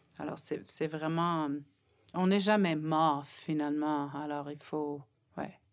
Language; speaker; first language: French; non-native, local second language; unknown